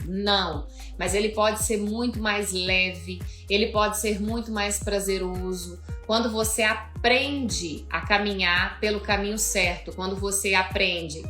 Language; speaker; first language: Portuguese; native; Portuguese